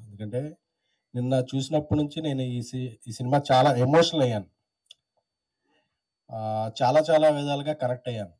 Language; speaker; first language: Telugu; native; Telugu